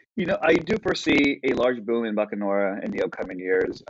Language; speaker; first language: English; early bilingual, other home language; Spanish